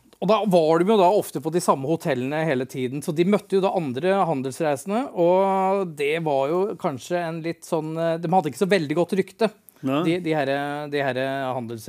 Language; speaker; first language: Norwegian; native; Norwegian